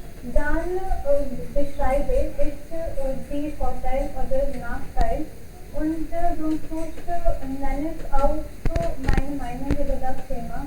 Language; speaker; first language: German; non-native, learner; Hindi